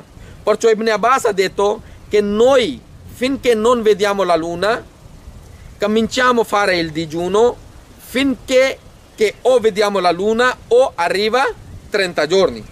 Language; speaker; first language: Italian; non-native, fluent; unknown